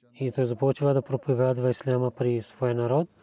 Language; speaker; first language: Bulgarian; non-native, learner; Urdu